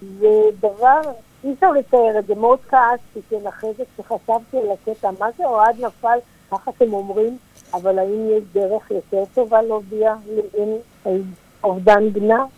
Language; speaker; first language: Hebrew; early bilingual, other home language; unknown